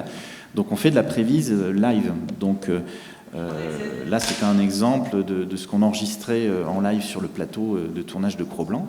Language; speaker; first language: French; native; French